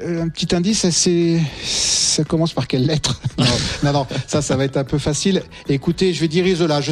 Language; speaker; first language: French; native; French